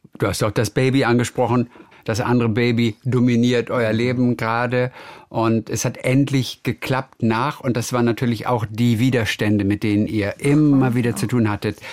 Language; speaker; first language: German; native; German